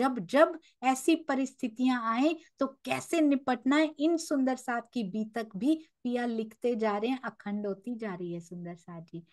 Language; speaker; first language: Hindi; native; Hindi